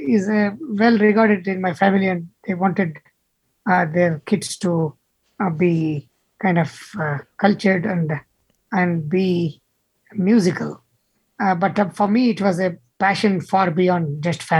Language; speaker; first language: English; non-native, local second language; Kannada